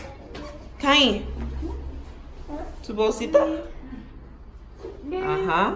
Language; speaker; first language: Spanish; non-native, learner; English